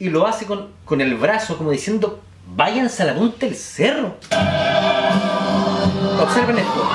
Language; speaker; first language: Spanish; native; Spanish